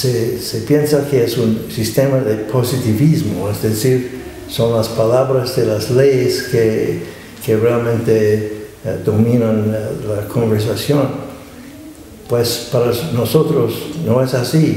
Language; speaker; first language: Spanish; non-native, fluent; English